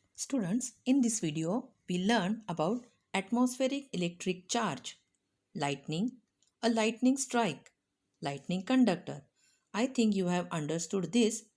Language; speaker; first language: English; non-native, local second language; Marathi